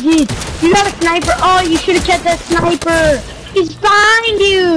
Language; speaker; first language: English; native; English